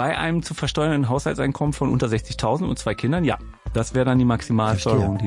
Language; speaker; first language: German; native; German